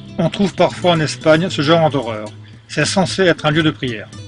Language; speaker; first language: French; native; French